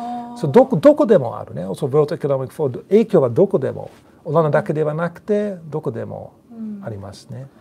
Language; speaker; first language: Japanese; non-native, learner; Dutch